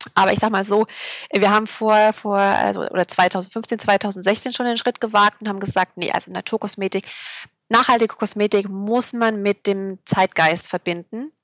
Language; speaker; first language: German; native; German